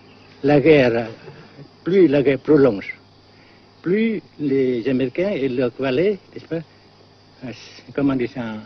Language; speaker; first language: French; non-native, fluent; Vietnamese